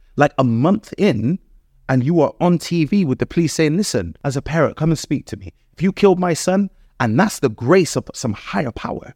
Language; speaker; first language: English; native; English